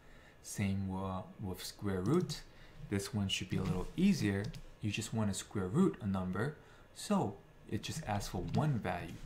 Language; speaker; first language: English; native; English